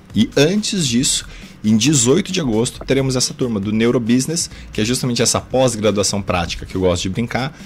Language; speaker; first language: Portuguese; native; Portuguese